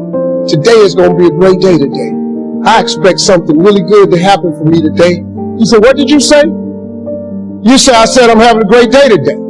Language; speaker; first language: English; native; English